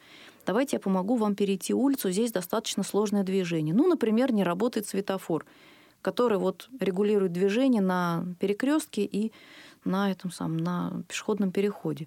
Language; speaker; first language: Russian; native; Russian